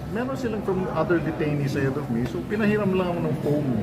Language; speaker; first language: Filipino; native; Filipino